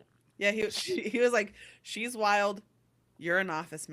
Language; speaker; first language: English; native; English